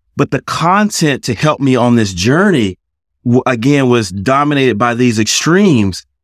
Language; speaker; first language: English; native; English